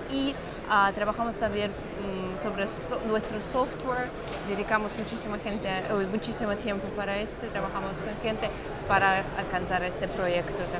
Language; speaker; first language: Spanish; non-native, fluent; Russian